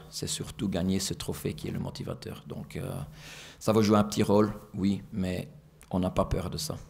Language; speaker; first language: French; non-native, fluent; Dutch